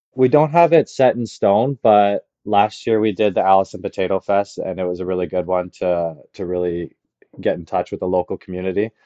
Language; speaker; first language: English; native; English